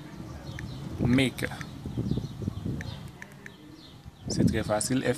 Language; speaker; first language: French; non-native, local second language; Haitian Creole